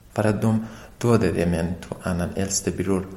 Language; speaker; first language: Swedish; non-native, learner; Persian